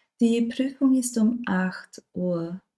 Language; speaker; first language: German; non-native, learner; Turkish